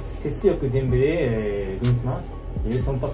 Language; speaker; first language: French; non-native, learner; Japanese